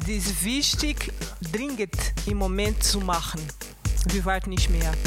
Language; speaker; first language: German; non-native, learner; Portuguese